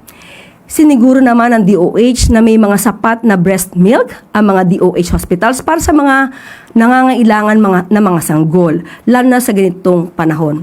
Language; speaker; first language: Filipino; native; Filipino